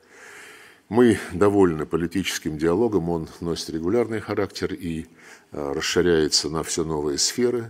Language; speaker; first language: Russian; native; Russian